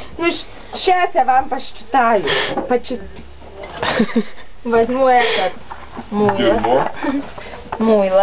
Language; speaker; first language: Russian; non-native, learner; Lithuanian